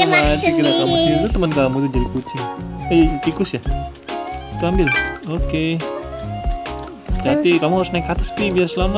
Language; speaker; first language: Indonesian; native; Indonesian